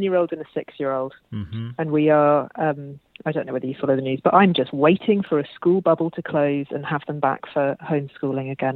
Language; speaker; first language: English; native; English